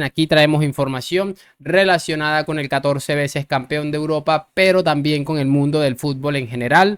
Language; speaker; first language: Spanish; native; Spanish